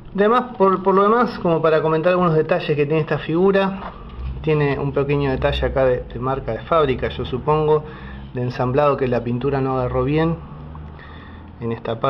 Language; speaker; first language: Spanish; native; Spanish